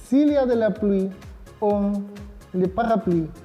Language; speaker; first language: French; non-native, fluent; Spanish